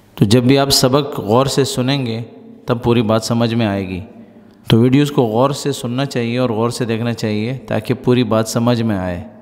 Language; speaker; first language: Urdu; non-native, local second language; Pashto